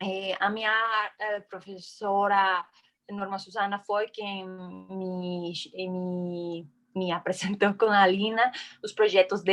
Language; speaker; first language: Portuguese; non-native, fluent; Spanish